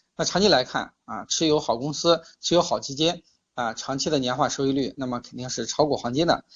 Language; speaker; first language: Chinese; native; Chinese